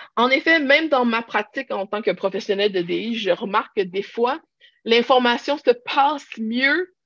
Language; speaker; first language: French; native; French